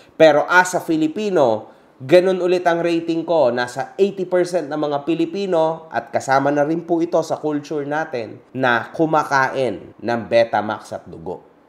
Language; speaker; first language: Filipino; native; Filipino